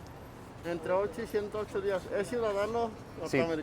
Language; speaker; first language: Spanish; native; Spanish